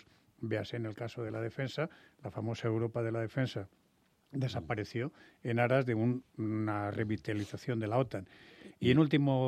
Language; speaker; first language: Spanish; native; Spanish